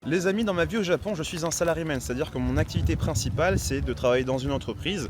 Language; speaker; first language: French; native; French